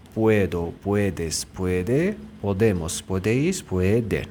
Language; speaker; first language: Spanish; non-native, fluent; Persian